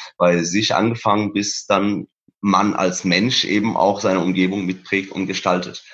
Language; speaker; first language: German; early bilingual, other home language; Persian